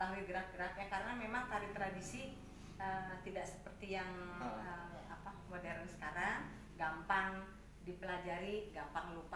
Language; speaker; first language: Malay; non-native, local second language; Sundanese